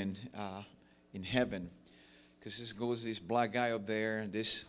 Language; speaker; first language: English; non-native, fluent; Spanish